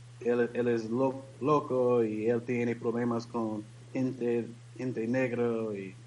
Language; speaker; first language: Spanish; non-native, learner; English